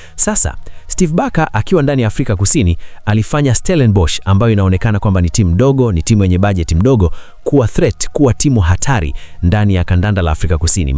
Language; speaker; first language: Swahili; native; Swahili